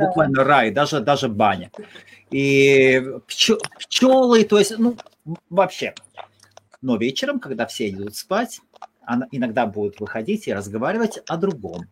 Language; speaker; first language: Russian; non-native, local second language; Latvian